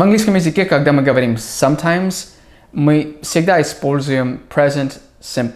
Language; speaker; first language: Russian; non-native, fluent; English